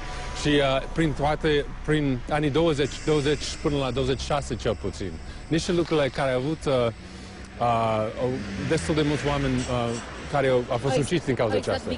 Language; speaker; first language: Romanian; non-native, learner; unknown